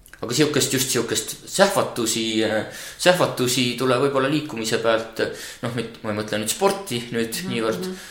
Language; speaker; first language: Estonian; native; Estonian